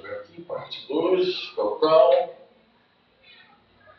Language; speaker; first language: Portuguese; native; Portuguese